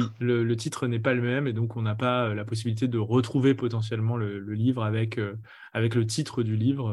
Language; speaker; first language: French; native; French